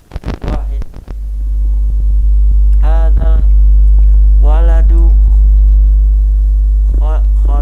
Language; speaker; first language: Arabic; non-native, learner; Indonesian